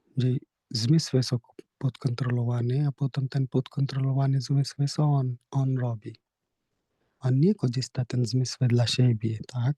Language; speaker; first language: Polish; non-native, learner; Hindi